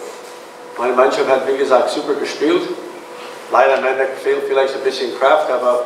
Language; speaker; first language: German; non-native, fluent; English